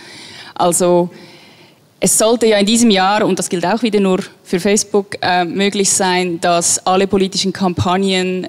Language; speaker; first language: German; native; German